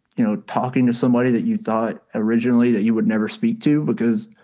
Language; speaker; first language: English; native; English